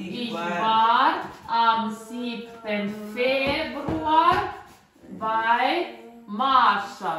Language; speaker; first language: German; non-native, learner; Russian